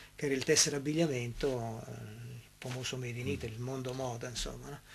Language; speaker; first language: Italian; native; Italian